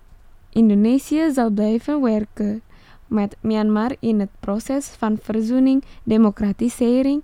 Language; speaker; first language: Dutch; non-native, fluent; Indonesian